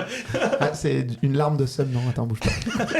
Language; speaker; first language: French; native; French